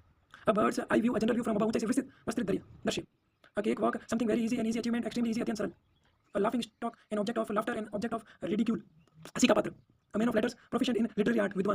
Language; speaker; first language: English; non-native, local second language; Hindi